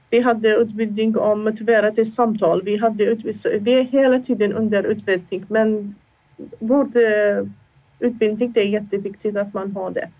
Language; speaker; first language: Swedish; non-native, fluent; Assyrian Neo-Aramaic